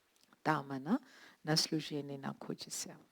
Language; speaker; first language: Russian; non-native, learner; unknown